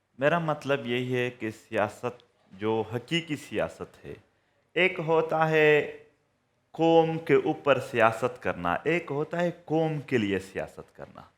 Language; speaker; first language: Urdu; non-native, local second language; Pashto